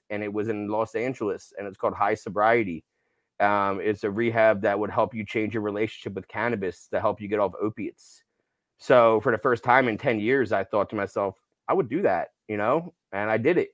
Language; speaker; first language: English; native; English